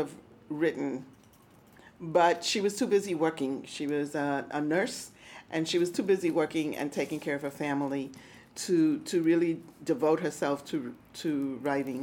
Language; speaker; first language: English; early bilingual, other home language; Spanish